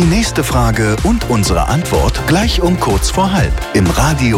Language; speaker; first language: German; native; German